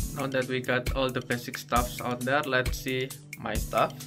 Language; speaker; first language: English; non-native, fluent; Indonesian